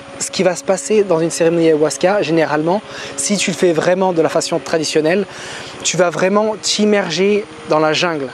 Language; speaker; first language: French; native; French